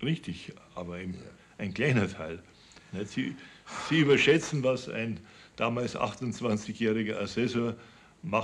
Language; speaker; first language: German; native; German